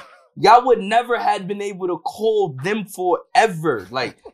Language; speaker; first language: English; native; English